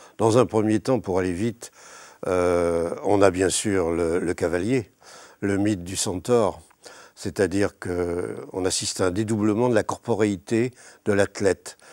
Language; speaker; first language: French; native; French